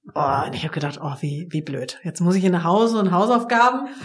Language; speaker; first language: German; native; German